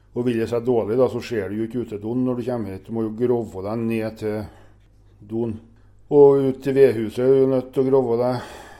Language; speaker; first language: Norwegian; native; Norwegian